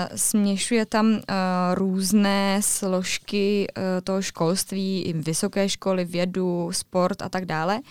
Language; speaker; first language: Czech; native; Czech